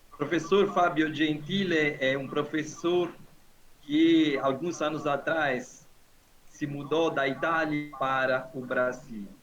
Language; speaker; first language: Portuguese; non-native, fluent; Italian